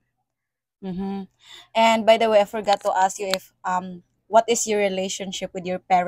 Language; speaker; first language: English; non-native, local second language; Cebuano